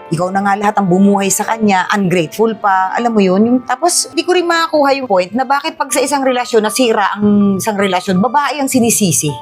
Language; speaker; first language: Filipino; native; Filipino